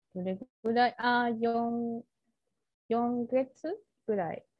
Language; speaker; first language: Japanese; non-native, fluent; Spanish